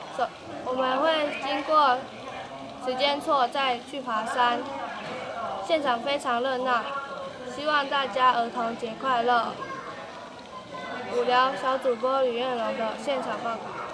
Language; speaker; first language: Chinese; native; Chinese